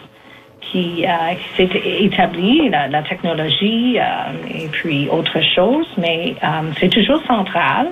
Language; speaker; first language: French; native; French